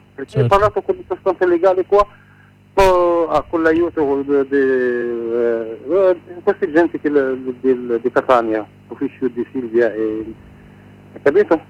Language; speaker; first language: Italian; non-native, learner; Arabic